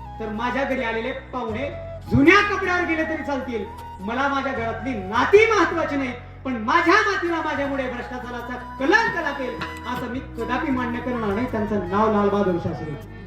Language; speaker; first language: Marathi; native; Marathi